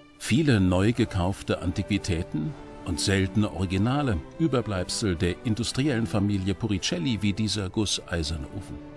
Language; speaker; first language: German; native; German